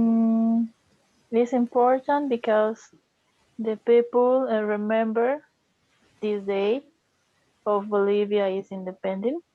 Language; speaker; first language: English; non-native, learner; Spanish